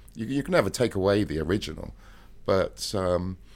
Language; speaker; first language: English; native; English